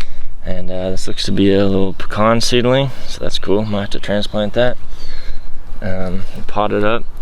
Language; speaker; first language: English; native; English